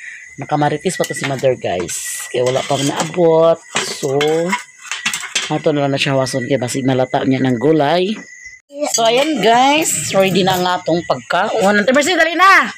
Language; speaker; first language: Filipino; non-native, local second language; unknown